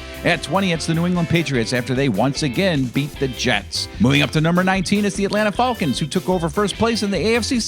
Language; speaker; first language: English; native; English